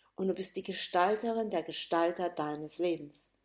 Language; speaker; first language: German; native; German